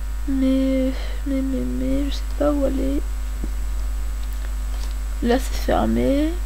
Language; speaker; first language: French; native; French